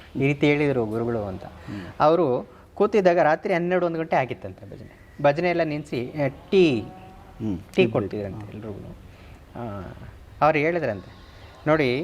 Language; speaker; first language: Kannada; native; Kannada